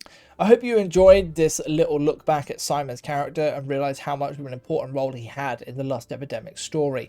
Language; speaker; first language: English; native; English